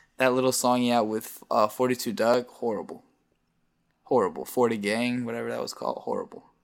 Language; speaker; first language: English; native; English